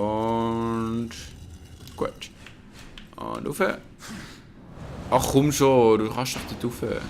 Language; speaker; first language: German; native; German